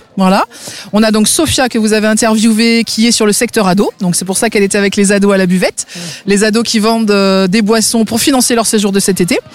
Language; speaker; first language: French; native; French